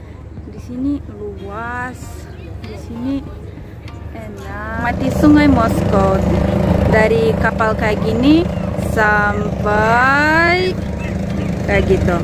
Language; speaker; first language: Indonesian; non-native, learner; Russian